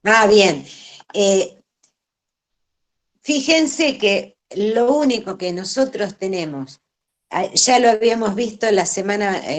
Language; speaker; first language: Spanish; native; Spanish